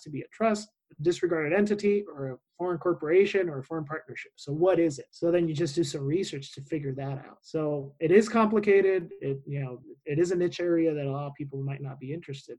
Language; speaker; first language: English; non-native, fluent; Spanish